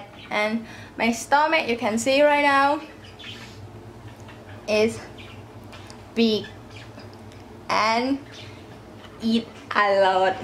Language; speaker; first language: English; non-native, learner; Thai